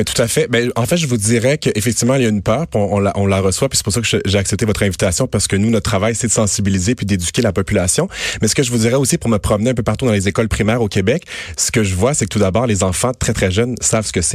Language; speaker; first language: French; native; French